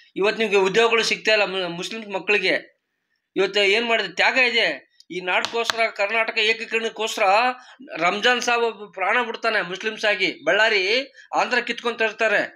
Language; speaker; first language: Kannada; non-native, local second language; Marathi